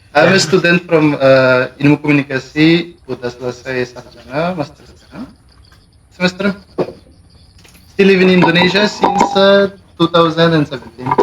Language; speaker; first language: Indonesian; non-native, learner; Malagasy